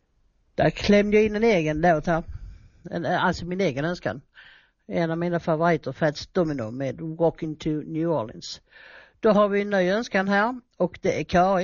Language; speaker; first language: Swedish; native; Swedish